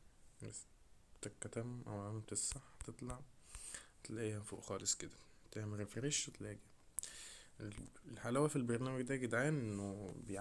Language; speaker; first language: Arabic; native; Arabic